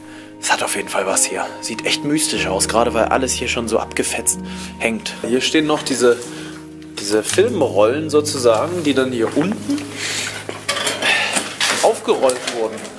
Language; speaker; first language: German; native; German